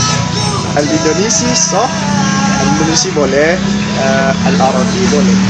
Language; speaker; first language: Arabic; non-native, learner; Indonesian